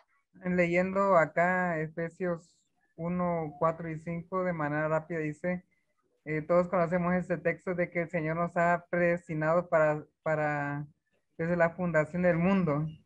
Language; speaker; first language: Spanish; native; Spanish